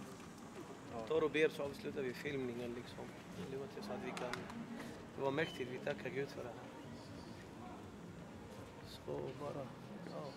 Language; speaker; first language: Swedish; non-native, fluent; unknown